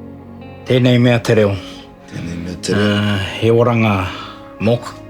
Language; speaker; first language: Māori; non-native, local second language; English